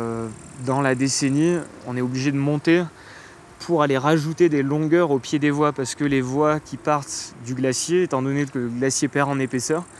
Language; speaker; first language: French; native; French